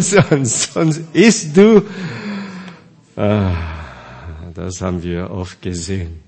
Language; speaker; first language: German; non-native, fluent; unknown